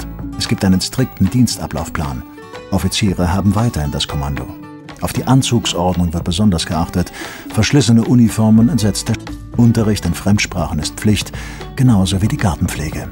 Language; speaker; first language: German; native; German